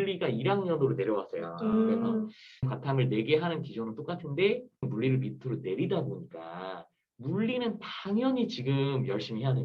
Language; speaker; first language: Korean; native; Korean